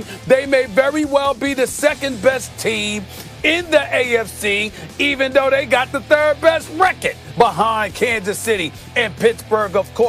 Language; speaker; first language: English; native; English